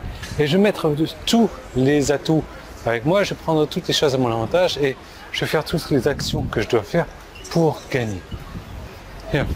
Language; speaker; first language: French; native; French